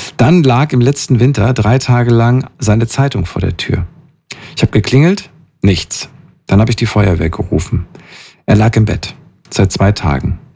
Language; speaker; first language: German; native; German